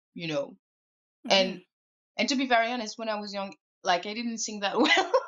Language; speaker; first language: English; non-native, fluent; French